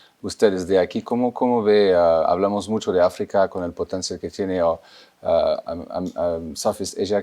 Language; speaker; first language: Spanish; non-native, fluent; French